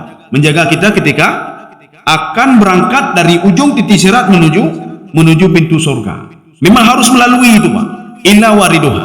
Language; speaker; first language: Indonesian; native; Indonesian